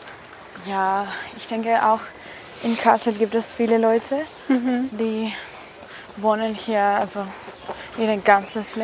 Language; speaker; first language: German; non-native, learner; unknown